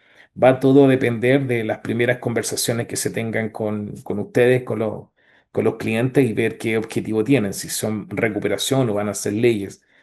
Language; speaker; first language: Spanish; native; Spanish